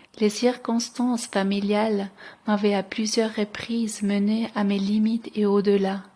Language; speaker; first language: French; non-native, local second language; Swiss German